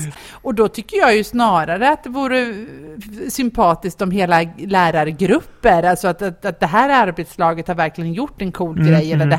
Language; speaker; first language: Swedish; native; Swedish